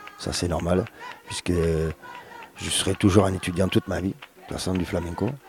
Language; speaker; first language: French; early bilingual, other home language; Spanish